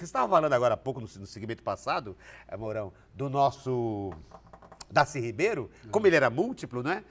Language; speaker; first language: Portuguese; native; Portuguese